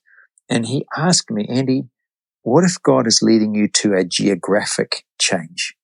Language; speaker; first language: English; native; English